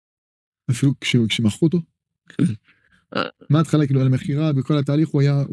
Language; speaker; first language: Hebrew; non-native, fluent; French